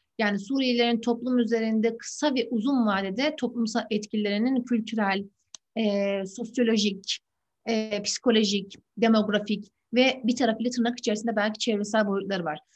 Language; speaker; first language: Turkish; native; Turkish